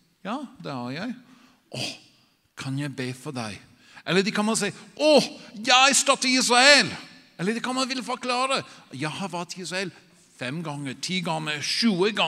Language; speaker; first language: Norwegian; non-native, fluent; English